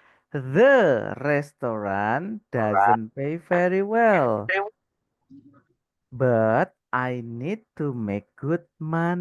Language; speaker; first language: English; non-native, learner; Indonesian